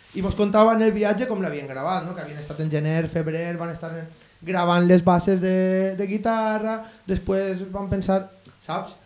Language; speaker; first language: Catalan; native; Catalan